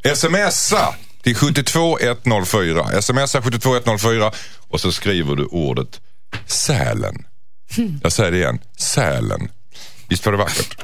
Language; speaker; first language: Swedish; native; Swedish